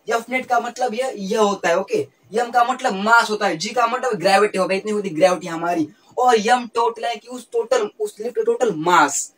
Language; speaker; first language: Hindi; non-native, local second language; Marathi